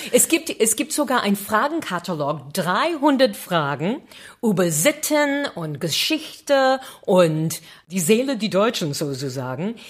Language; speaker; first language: German; non-native, fluent; English